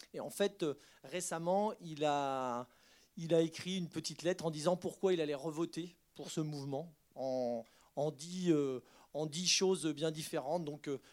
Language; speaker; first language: French; native; French